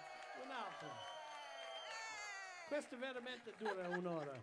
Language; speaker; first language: Italian; early bilingual, heritage; English